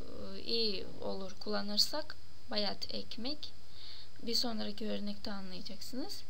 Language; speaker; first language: Turkish; non-native, fluent; Russian